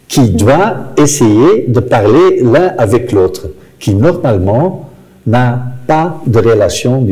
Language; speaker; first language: French; non-native, local second language; Dutch